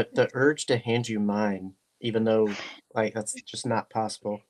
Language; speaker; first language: English; native; English